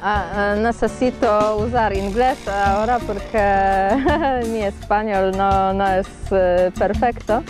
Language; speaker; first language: Spanish; non-native, learner; Polish